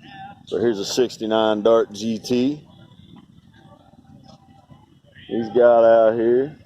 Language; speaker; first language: English; native; English